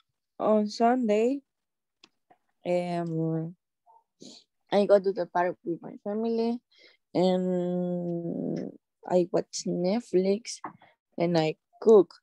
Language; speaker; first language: English; non-native, learner; Spanish